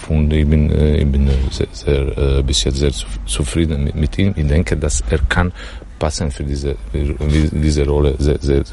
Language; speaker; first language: German; non-native, learner; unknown